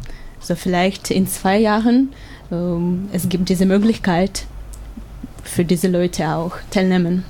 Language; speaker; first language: German; non-native, learner; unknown